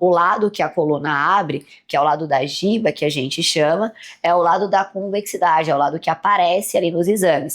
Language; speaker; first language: Portuguese; native; Portuguese